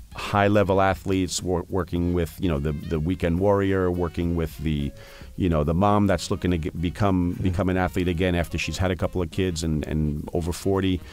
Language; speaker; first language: English; native; English